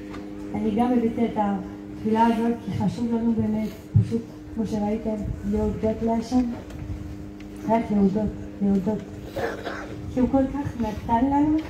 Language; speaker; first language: Hebrew; non-native, fluent; French